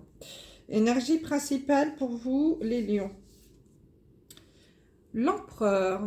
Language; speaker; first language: French; native; French